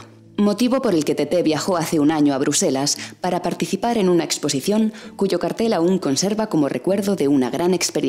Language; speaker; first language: Spanish; native; Spanish